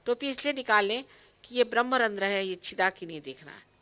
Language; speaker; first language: Hindi; non-native, local second language; Marathi